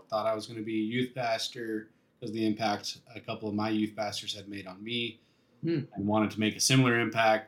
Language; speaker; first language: English; native; English